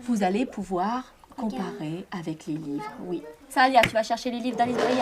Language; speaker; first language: French; native; French